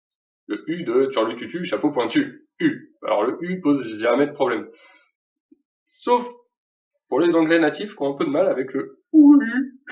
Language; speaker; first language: French; native; French